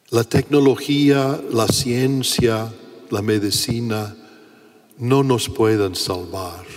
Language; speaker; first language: Spanish; non-native, fluent; English